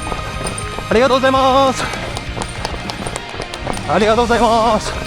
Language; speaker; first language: Japanese; non-native, learner; Chinese